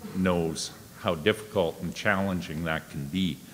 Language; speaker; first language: English; native; English